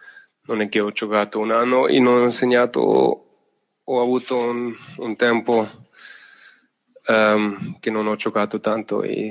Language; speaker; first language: Italian; non-native, fluent; German